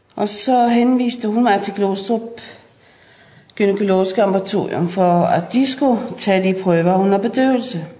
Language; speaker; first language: Danish; non-native, fluent; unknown